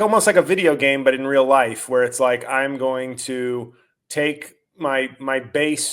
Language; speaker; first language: English; native; English